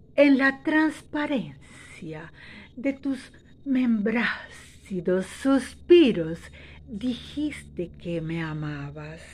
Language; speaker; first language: Spanish; native; Spanish